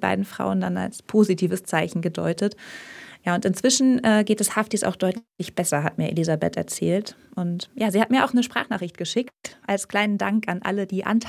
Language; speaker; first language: German; native; German